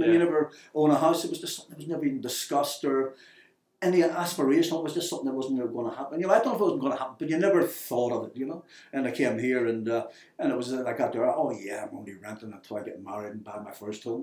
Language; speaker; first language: English; native; English